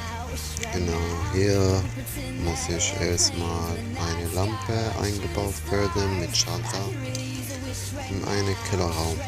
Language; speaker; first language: German; non-native, learner; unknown